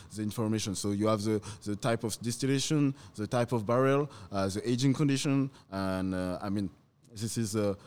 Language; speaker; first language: English; non-native, fluent; French